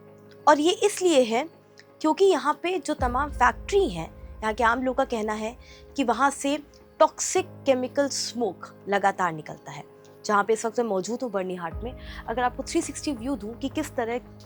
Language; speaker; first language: Hindi; native; Hindi